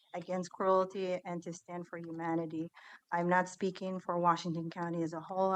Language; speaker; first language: English; early bilingual, other home language; Somali